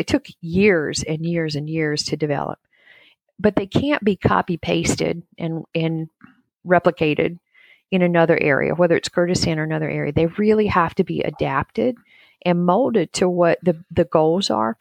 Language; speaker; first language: English; native; English